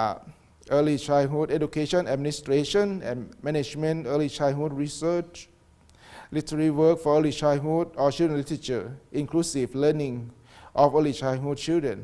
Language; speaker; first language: English; non-native, learner; Thai